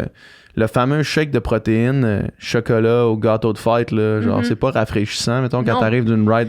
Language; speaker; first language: French; native; French